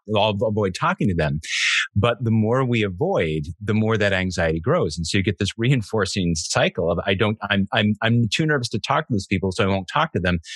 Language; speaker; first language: English; native; English